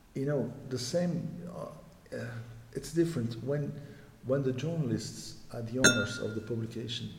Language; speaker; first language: English; non-native, fluent; Portuguese